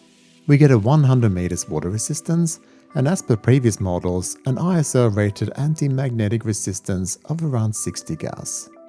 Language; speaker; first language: English; native; English